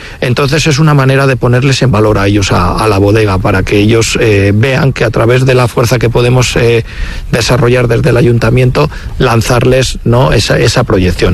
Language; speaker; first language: Spanish; native; Spanish